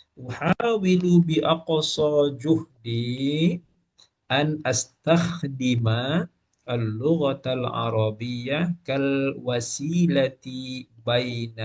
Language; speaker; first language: Arabic; non-native, fluent; Malay